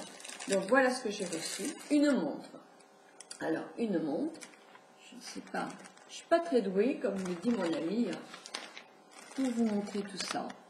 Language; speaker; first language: French; native; French